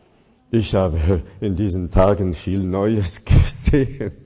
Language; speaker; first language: German; non-native, fluent; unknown